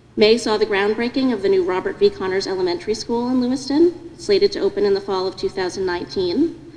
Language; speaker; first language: English; native; English